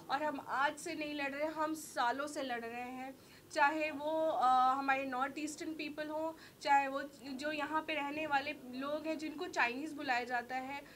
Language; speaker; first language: Hindi; native; Hindi